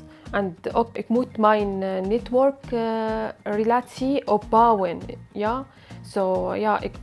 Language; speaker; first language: Dutch; non-native, learner; Arabic